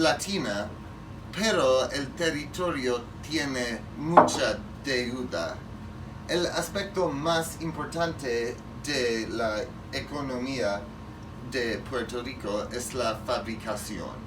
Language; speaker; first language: Spanish; non-native, learner; English